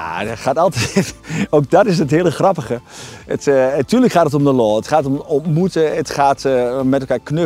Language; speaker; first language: Dutch; native; Dutch